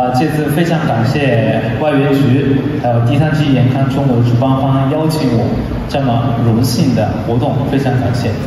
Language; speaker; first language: Chinese; non-native, fluent; Japanese